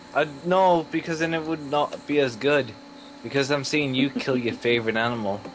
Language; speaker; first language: English; native; English